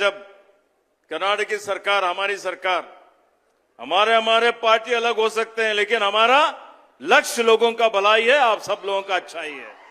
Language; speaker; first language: Hindi; non-native, local second language; Kannada